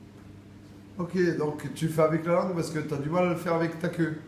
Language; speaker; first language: French; native; French